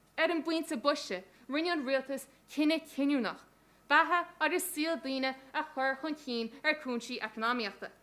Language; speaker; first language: Irish; native; Irish